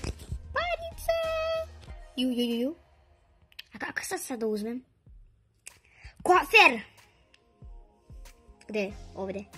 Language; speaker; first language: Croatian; early bilingual, other home language; Russian